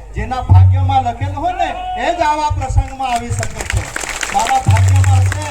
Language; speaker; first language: Gujarati; non-native, local second language; Kukna